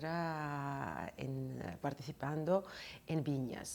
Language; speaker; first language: Spanish; non-native, fluent; Georgian